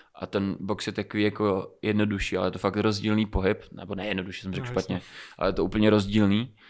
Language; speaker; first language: Czech; early bilingual, other home language; Romanian